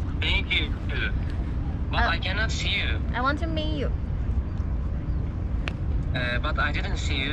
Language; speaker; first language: English; non-native, learner; Turkish